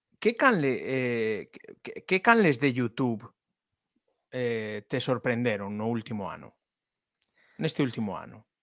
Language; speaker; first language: Galician; non-native, local second language; Spanish